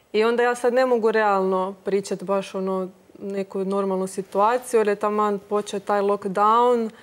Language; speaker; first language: Croatian; native; Croatian